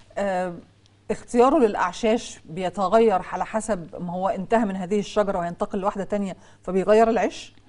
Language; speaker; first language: Egyptian Arabic; native; Egyptian Arabic